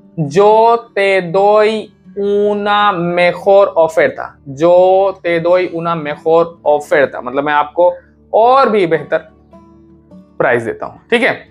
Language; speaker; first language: Hindi; native; Hindi